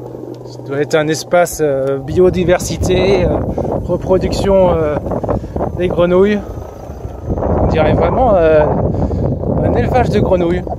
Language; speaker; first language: French; native; French